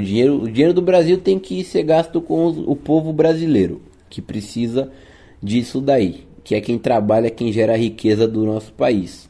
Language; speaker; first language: Portuguese; native; Portuguese